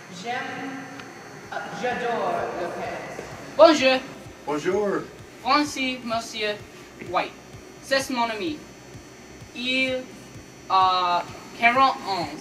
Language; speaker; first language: French; non-native, learner; English